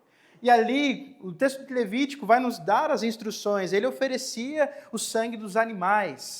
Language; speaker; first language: Portuguese; native; Portuguese